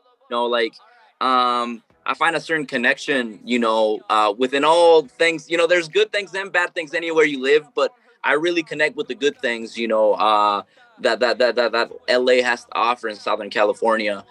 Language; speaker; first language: English; early bilingual, other home language; Spanish